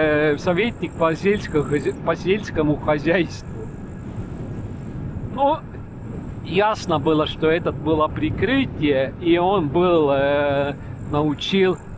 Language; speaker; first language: Russian; non-native, learner; Estonian